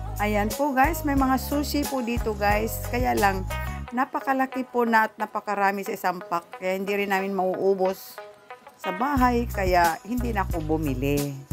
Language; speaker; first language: Filipino; non-native, local second language; Cebuano